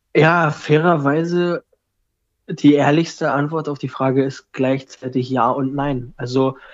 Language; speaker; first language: German; native; German